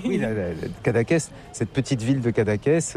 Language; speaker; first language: French; native; French